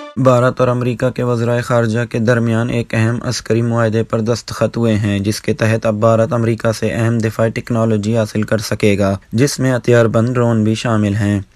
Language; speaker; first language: Urdu; non-native, local second language; Baluchi